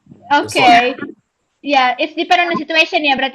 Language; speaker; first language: English; non-native, learner; Indonesian